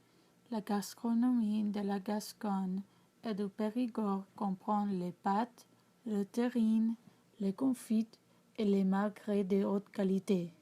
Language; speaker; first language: French; non-native, learner; English